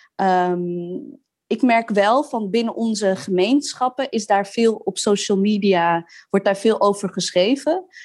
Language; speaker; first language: Dutch; early bilingual, other home language; Arabic